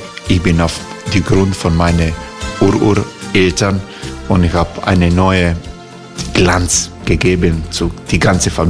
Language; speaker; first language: German; non-native, fluent; Croatian